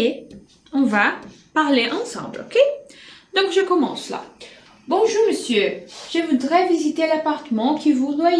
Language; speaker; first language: French; non-native, fluent; Portuguese